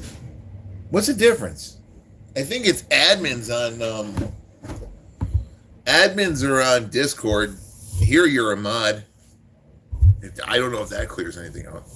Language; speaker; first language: English; native; English